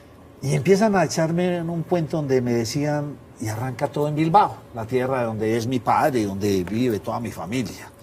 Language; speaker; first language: Spanish; native; Spanish